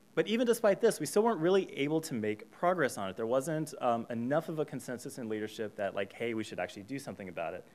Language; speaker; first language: English; native; English